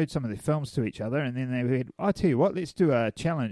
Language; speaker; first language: English; native; English